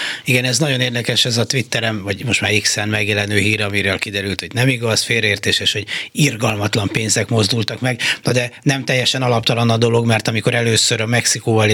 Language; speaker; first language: Hungarian; native; Hungarian